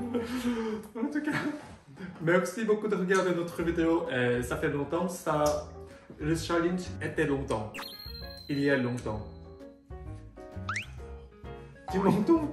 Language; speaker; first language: French; non-native, learner; Korean